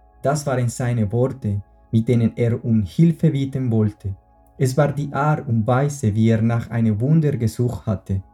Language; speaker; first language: German; non-native, fluent; Spanish